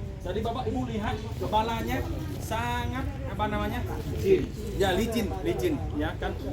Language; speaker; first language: Indonesian; non-native, fluent; Vietnamese